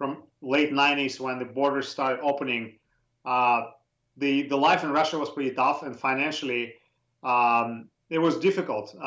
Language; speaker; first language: English; non-native, fluent; Russian